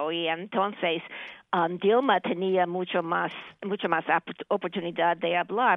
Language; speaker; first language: Spanish; non-native, fluent; English